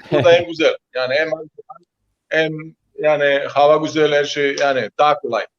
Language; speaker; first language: Turkish; non-native, learner; Croatian